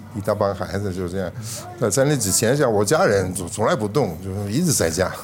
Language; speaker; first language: Chinese; non-native, fluent; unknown